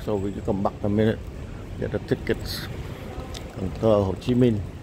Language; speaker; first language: English; non-native, fluent; Vietnamese